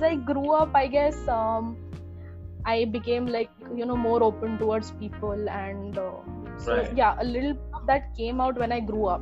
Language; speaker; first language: English; non-native, local second language; Hindi